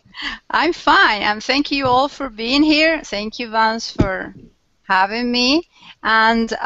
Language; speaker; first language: English; non-native, fluent; Spanish